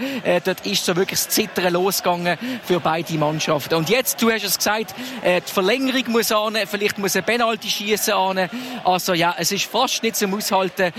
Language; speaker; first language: German; native; German